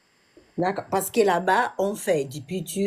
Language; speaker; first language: French; non-native, learner; Portuguese